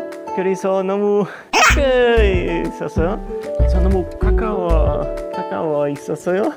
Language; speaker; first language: Korean; non-native, learner; German